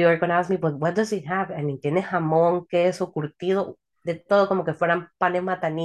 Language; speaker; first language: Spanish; early bilingual, heritage; Spanish